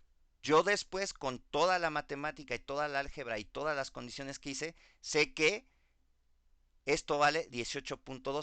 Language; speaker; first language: Spanish; native; Spanish